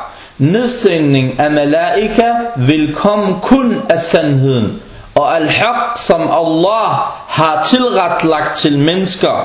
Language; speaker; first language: Danish; non-native, fluent; Arabic